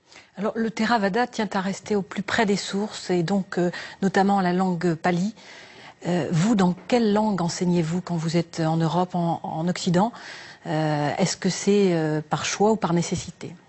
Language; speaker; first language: French; native; French